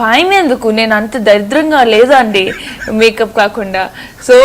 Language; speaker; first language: Telugu; non-native, fluent; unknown